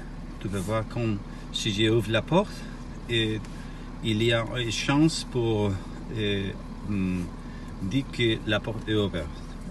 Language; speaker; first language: French; non-native, learner; Spanish